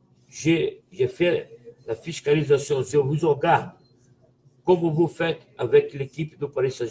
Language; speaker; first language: French; non-native, fluent; Portuguese